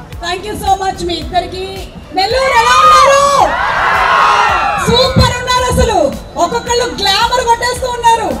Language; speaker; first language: Telugu; native; Telugu